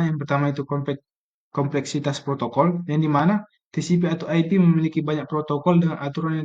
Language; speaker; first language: Indonesian; native; Indonesian